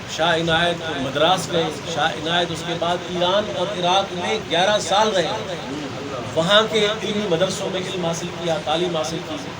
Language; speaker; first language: Urdu; non-native, local second language; Sindhi